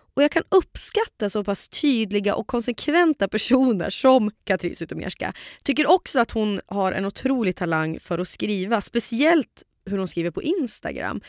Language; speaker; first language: Swedish; native; Swedish